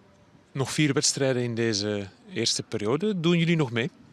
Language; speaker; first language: Dutch; native; Dutch